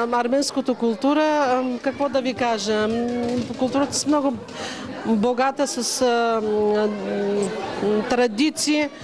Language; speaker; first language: Bulgarian; non-native, local second language; Armenian